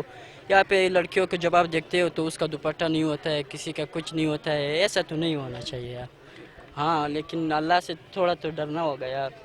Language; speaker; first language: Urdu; non-native, local second language; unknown